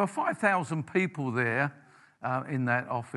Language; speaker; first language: English; native; English